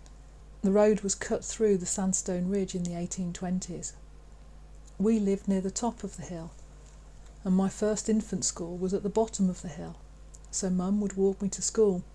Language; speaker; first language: English; native; English